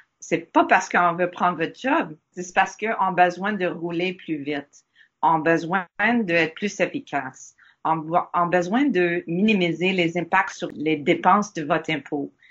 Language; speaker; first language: French; non-native, learner; English